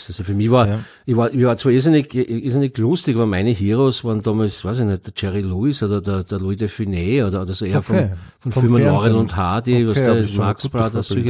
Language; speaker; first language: German; native; German